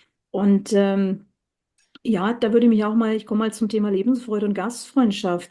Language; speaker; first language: German; native; German